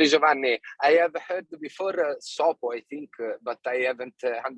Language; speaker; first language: English; non-native, fluent; Italian